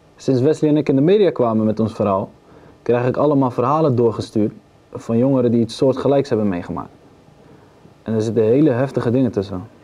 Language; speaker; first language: Dutch; early bilingual, other home language; Arabic